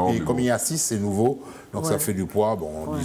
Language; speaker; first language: French; native; French